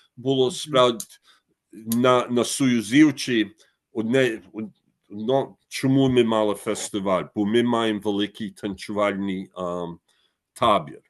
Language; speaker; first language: Ukrainian; early bilingual, heritage; Ukrainian